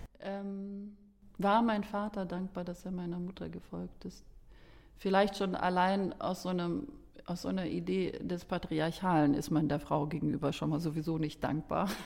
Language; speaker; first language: German; early bilingual, other home language; Lithuanian